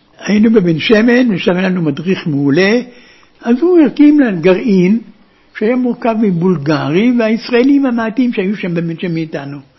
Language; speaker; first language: Hebrew; early bilingual, other home language; German